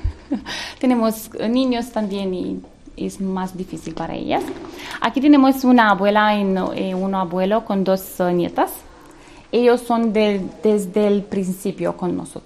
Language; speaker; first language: Spanish; non-native, learner; Romanian